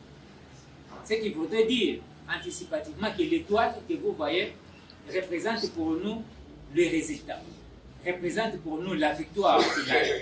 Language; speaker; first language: French; non-native, local second language; Lingala